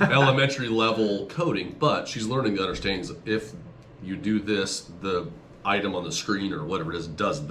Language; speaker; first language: English; native; English